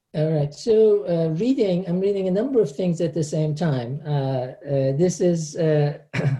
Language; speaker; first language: English; non-native, fluent; Turkish